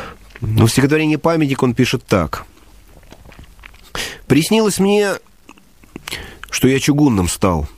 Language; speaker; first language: Russian; native; Russian